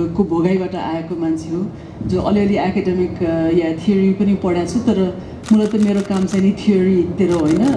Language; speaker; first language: Nepali; early bilingual, other home language; English